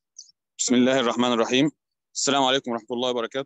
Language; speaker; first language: Arabic; native; Arabic